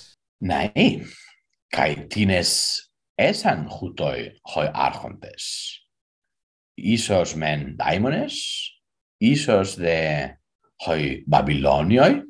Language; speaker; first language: Greek; non-native, fluent; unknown